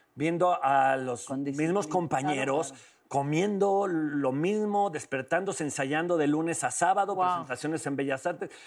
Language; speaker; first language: Spanish; native; Spanish